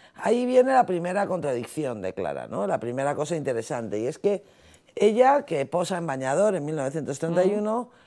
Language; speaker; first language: Spanish; native; Spanish